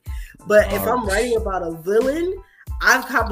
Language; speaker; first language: English; native; English